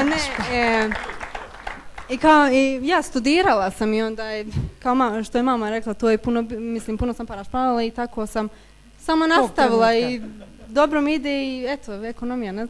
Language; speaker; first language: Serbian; early bilingual, heritage; Bosnian